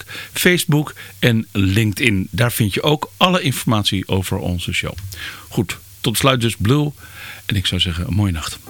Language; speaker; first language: Dutch; native; Dutch